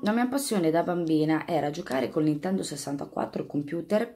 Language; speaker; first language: Italian; native; Italian